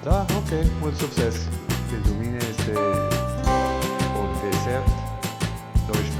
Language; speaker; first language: Romanian; non-native, learner; Swiss German